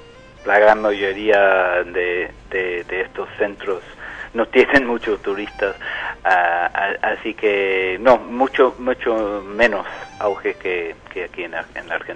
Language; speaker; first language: Spanish; non-native, fluent; English